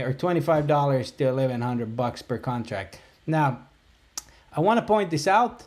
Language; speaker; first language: English; native; English